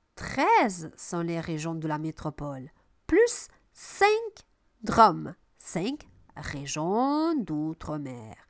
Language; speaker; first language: French; non-native, fluent; Italian